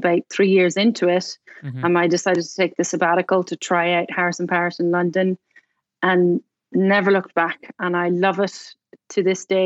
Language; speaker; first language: English; native; English